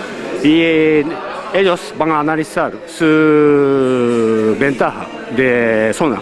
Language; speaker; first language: Spanish; non-native, learner; Japanese